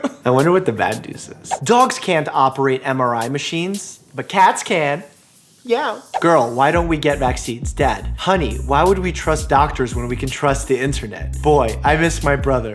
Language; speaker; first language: English; native; English